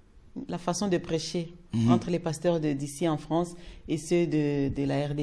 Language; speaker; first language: French; non-native, local second language; Lingala